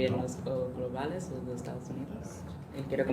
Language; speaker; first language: Spanish; early bilingual, heritage; Spanish